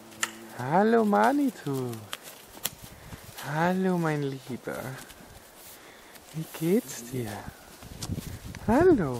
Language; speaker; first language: German; native; German